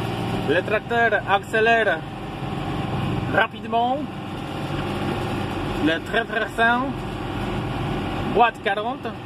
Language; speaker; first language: French; non-native, fluent; Polish